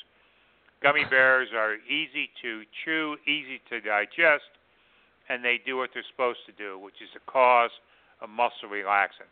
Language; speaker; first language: English; native; English